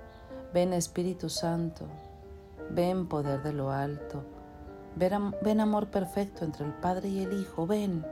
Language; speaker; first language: Spanish; native; Spanish